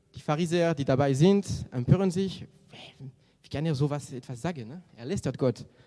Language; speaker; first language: German; non-native, fluent; French